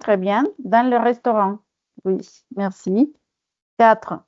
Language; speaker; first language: French; non-native, fluent; Spanish